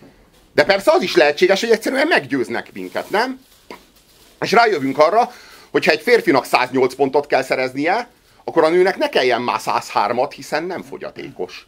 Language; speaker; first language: Hungarian; native; Hungarian